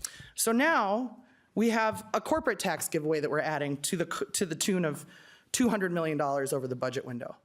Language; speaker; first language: English; native; English